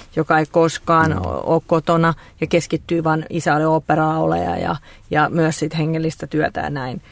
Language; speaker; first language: Finnish; native; Finnish